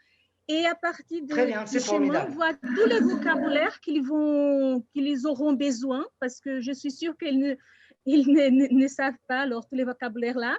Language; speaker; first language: French; non-native, fluent; Portuguese